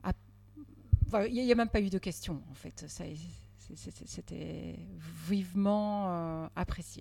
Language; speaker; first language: French; native; French